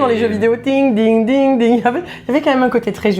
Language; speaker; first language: French; native; French